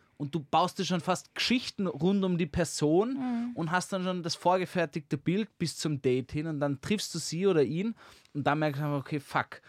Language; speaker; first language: German; native; German